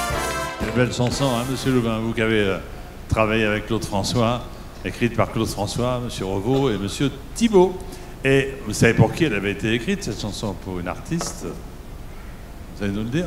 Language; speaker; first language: French; native; French